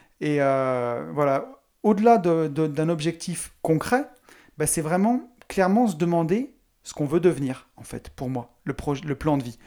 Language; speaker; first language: French; native; French